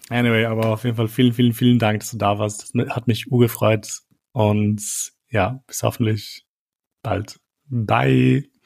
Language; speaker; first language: German; early bilingual, other home language; Albanian